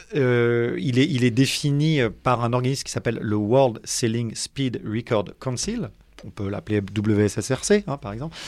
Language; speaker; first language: French; native; French